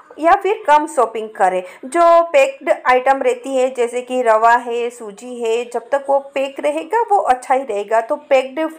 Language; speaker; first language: Hindi; non-native, local second language; Gujarati